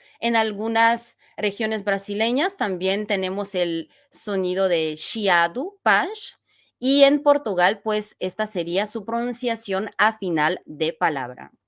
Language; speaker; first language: Spanish; non-native, fluent; Bulgarian